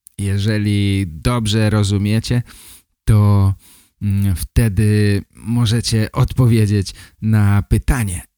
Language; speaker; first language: Polish; native; Polish